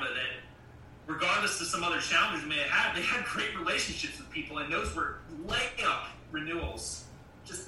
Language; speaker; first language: English; native; English